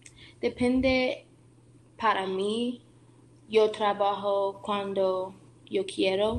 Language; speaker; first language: Spanish; non-native, learner; English